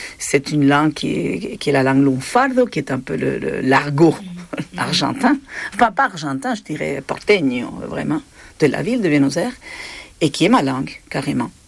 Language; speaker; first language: French; non-native, fluent; Spanish